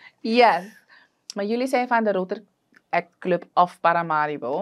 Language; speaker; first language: Dutch; native; Dutch